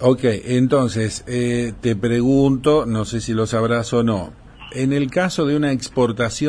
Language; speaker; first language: Spanish; native; Spanish